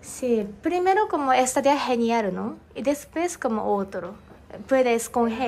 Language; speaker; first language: Spanish; non-native, learner; Japanese